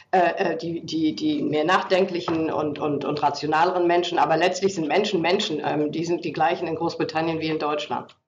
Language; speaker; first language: German; native; German